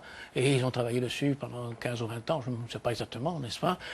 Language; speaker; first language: French; native; French